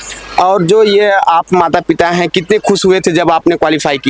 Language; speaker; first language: Hindi; native; Hindi